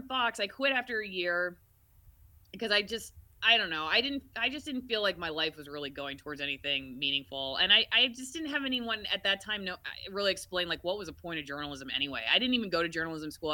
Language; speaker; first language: English; native; English